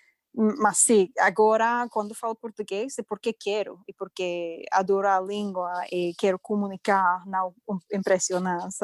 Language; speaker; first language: Portuguese; non-native, fluent; English